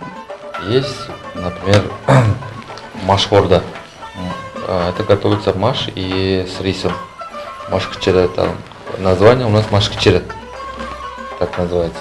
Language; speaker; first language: Russian; non-native, learner; Uzbek